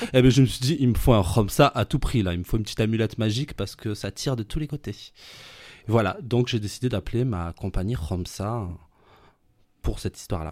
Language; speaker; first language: French; native; French